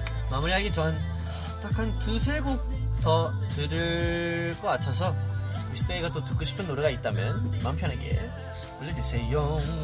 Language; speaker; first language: Korean; early bilingual, heritage; Korean